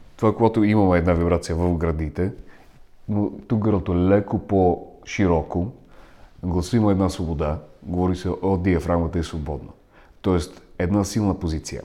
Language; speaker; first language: Bulgarian; non-native, fluent; Russian